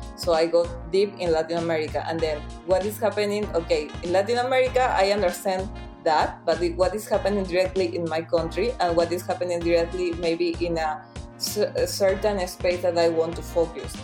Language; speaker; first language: English; non-native, fluent; Spanish